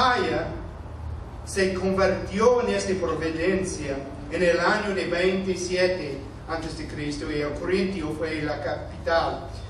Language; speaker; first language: Spanish; non-native, fluent; English